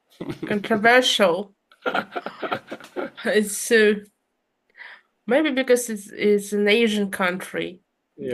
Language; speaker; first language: English; non-native, fluent; Russian